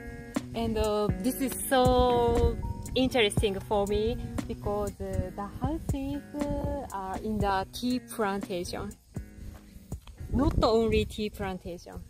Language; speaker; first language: English; non-native, learner; Japanese